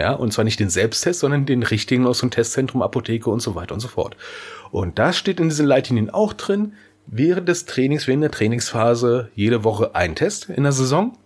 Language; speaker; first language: German; native; German